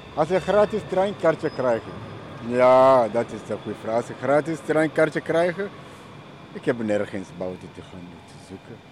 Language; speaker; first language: Dutch; non-native, learner; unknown